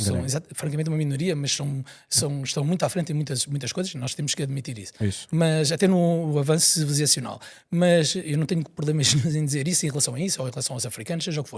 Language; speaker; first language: Portuguese; native; Portuguese